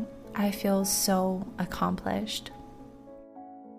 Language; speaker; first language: English; native; English